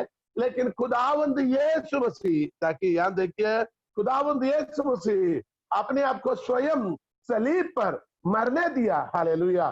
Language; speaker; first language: Hindi; non-native, local second language; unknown